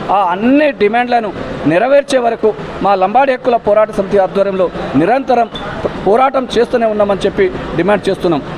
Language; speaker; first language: Telugu; non-native, local second language; Lambadi